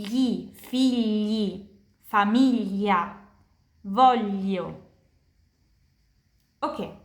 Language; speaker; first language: Italian; non-native, fluent; Indonesian